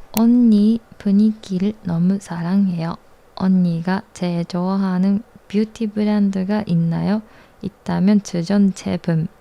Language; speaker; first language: Korean; non-native, learner; Japanese